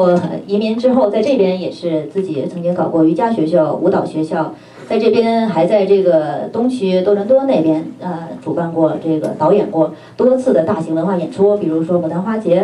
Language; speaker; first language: Chinese; native; Chinese